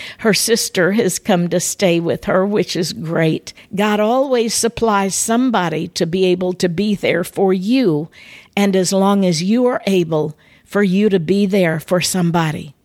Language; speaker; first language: English; native; English